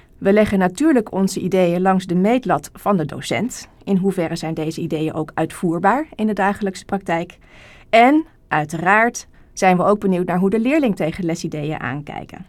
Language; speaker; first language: Dutch; native; Dutch